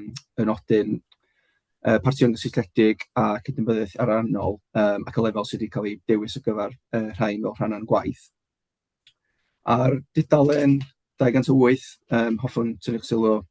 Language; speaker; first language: Welsh; native; Welsh